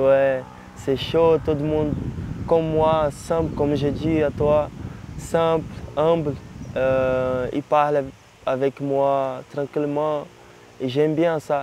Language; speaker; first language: French; non-native, learner; Portuguese